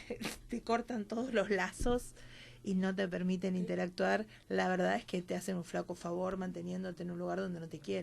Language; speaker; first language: Spanish; native; Spanish